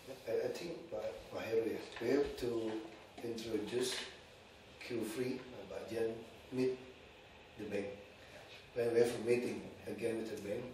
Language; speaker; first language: English; non-native, learner; Indonesian